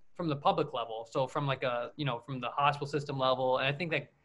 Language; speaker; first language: English; native; English